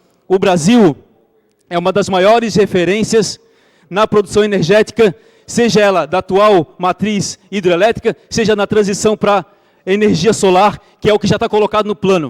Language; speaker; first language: Portuguese; native; Portuguese